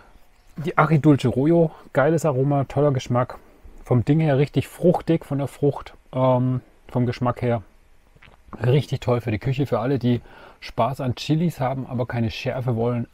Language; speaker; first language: German; native; German